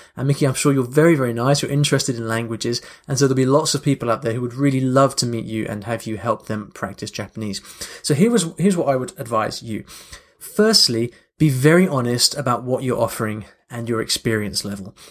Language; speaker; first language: English; native; English